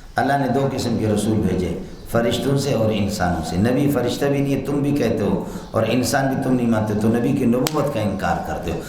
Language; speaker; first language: Urdu; non-native, local second language; Brahui